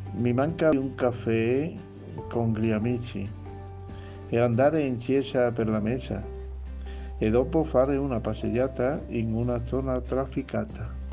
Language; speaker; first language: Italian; non-native, learner; Spanish